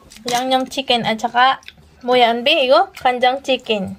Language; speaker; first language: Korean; non-native, learner; Filipino